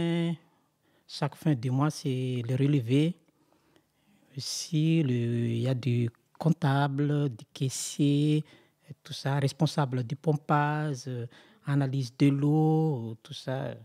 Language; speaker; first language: French; non-native, local second language; Malagasy